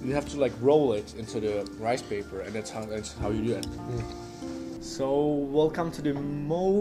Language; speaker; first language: English; non-native, fluent; Vietnamese